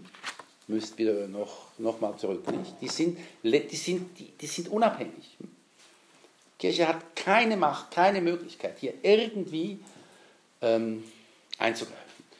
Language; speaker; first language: German; native; German